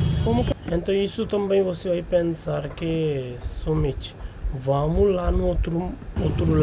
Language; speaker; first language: Portuguese; non-native, learner; Hindi